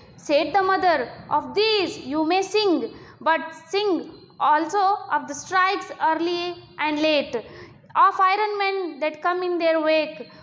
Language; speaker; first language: English; non-native, local second language; Kannada